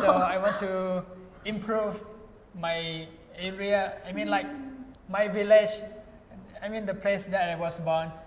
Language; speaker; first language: English; non-native, fluent; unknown